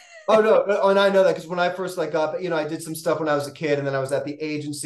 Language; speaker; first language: English; native; English